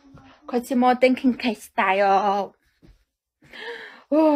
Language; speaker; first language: Japanese; non-native, learner; Chinese